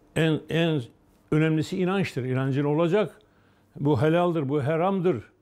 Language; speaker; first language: Turkish; native; Turkish